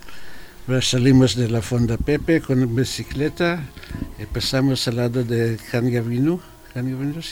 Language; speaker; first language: Spanish; non-native, fluent; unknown